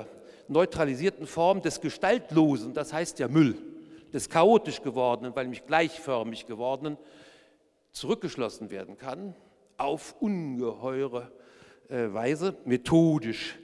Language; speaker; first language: German; native; German